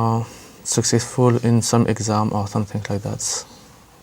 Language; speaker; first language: English; non-native, learner; French